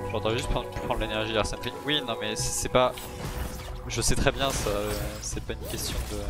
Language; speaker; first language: French; native; French